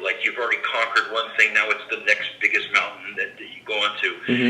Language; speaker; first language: English; native; English